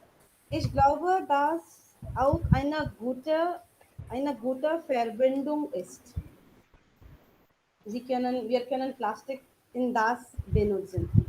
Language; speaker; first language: German; non-native, learner; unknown